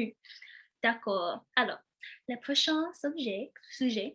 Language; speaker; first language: French; non-native, learner; English